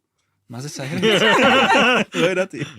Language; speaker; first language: Hebrew; non-native, fluent; Dutch